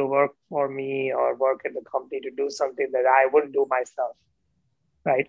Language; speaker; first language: English; non-native, local second language; Gujarati